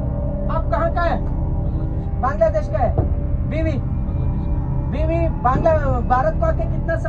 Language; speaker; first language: Hindi; non-native, local second language; Kannada